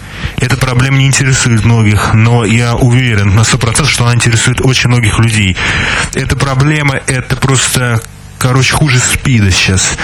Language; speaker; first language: Russian; native; Russian